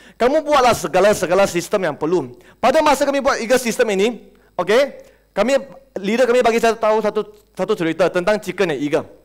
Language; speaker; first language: Malay; non-native, local second language; Chinese